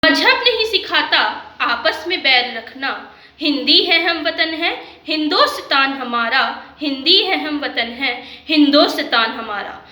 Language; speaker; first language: Hindi; native; Hindi